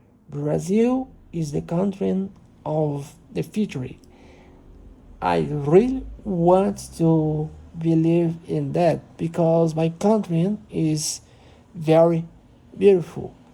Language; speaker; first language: English; non-native, learner; Portuguese